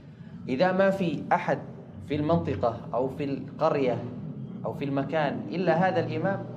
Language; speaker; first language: Arabic; native; Arabic